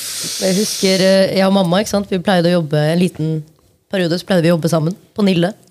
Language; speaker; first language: Norwegian; early bilingual, other home language; Punjabi